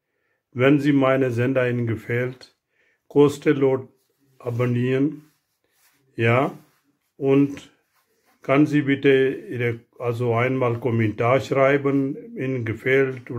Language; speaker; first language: German; non-native, learner; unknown